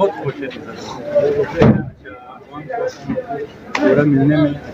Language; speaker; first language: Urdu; non-native, local second language; Balti